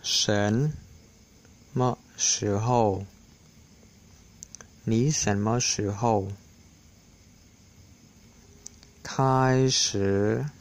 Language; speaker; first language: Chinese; non-native, learner; Khmer